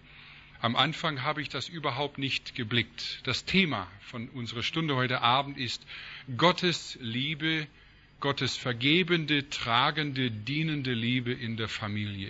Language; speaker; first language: German; non-native, fluent; English